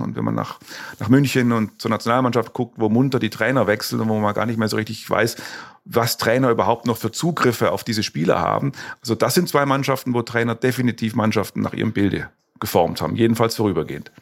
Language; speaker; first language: German; native; German